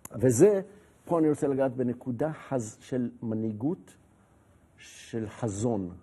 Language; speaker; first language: Hebrew; native; Hebrew